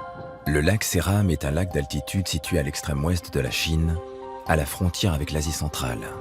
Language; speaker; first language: French; native; French